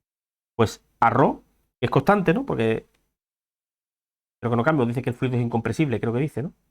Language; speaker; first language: Spanish; native; Spanish